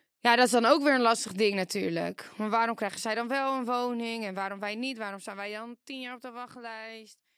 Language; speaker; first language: Dutch; native; Dutch